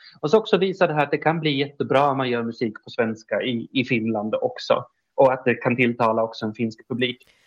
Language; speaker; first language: Swedish; native; Swedish